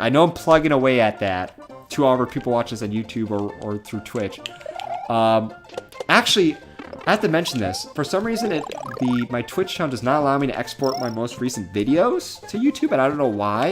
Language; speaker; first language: English; native; English